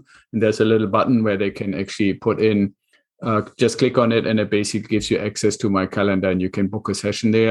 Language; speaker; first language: English; non-native, fluent; German